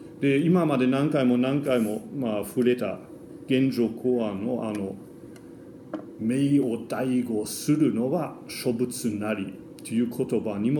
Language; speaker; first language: Japanese; non-native, fluent; German